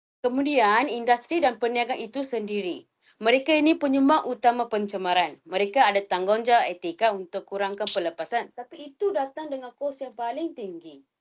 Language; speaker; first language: Malay; non-native, local second language; Tamil